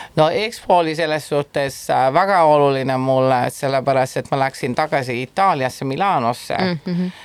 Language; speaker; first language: Estonian; non-native, fluent; Italian